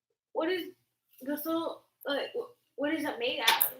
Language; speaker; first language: English; native; English